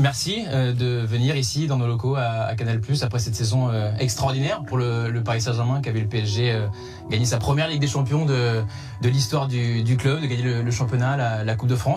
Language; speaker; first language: French; native; French